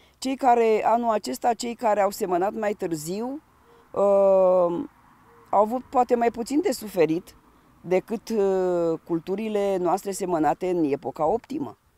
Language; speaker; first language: Romanian; native; Romanian